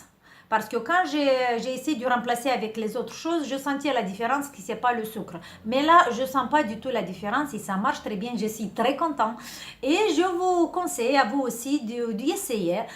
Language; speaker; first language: French; non-native, fluent; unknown